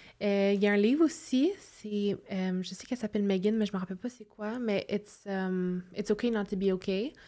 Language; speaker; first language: French; native; French